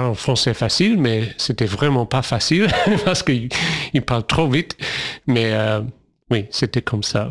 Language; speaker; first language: French; non-native, fluent; English